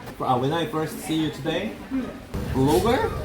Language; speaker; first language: English; non-native, learner; Korean